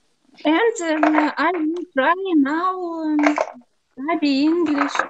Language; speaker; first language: English; non-native, learner; Russian